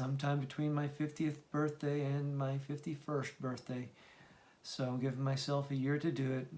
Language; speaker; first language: English; native; English